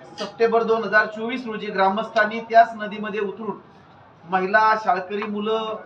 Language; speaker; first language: Marathi; native; Marathi